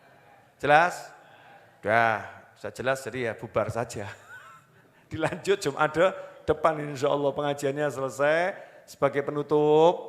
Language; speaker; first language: Indonesian; native; Indonesian